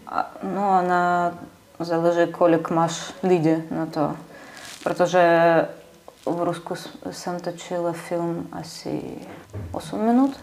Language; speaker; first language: Czech; non-native, learner; Russian